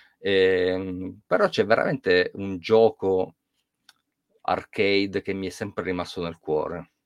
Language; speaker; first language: Italian; native; Italian